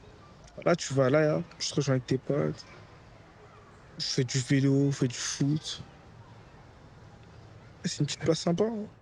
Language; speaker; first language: French; native; French